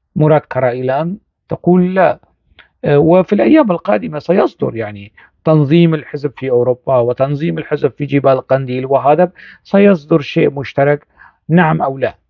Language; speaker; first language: Arabic; non-native, local second language; Kurdish